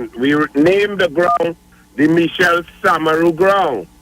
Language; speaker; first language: English; native; English